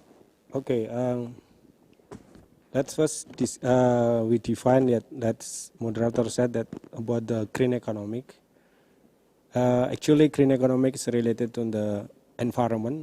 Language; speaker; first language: English; non-native, fluent; Indonesian